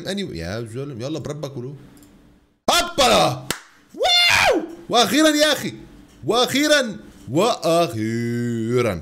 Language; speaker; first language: Arabic; native; Arabic